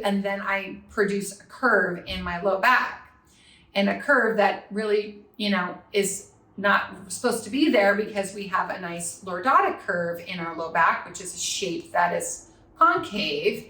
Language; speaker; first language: English; native; English